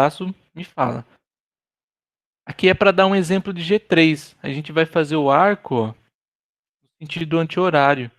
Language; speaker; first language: Portuguese; native; Portuguese